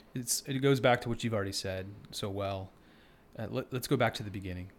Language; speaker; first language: English; native; English